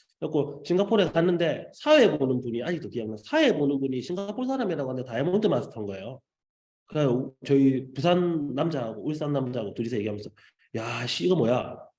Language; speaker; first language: Korean; native; Korean